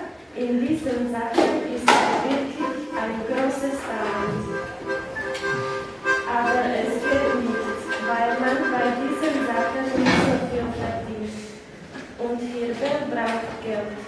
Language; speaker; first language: German; non-native, learner; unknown